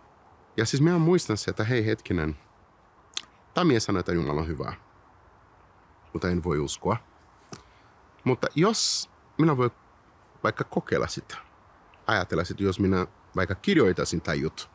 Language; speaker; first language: Finnish; non-native, fluent; Portuguese